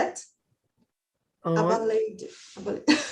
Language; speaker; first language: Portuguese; native; Portuguese